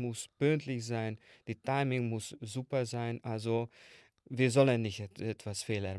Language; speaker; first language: German; non-native, learner; Hungarian